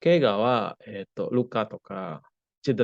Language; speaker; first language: Japanese; non-native, fluent; Indonesian